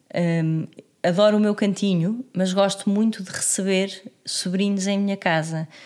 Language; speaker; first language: Portuguese; native; Portuguese